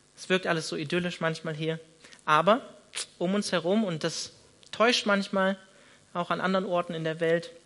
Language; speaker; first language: German; native; German